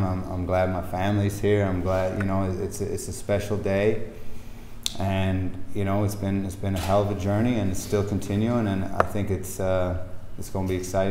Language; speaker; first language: English; native; English